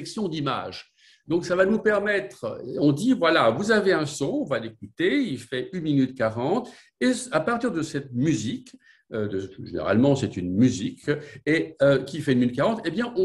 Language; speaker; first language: French; native; French